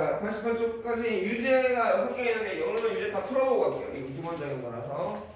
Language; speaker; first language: Korean; native; Korean